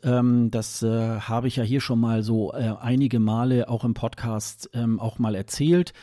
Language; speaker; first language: German; native; German